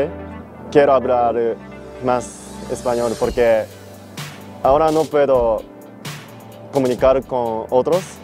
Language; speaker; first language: Spanish; non-native, learner; Japanese